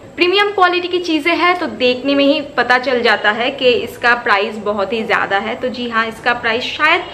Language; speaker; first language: Hindi; non-native, local second language; Bangla